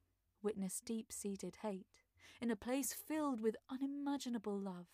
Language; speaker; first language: English; native; English